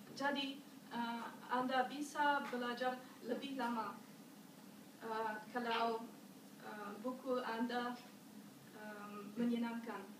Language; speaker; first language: Indonesian; non-native, learner; German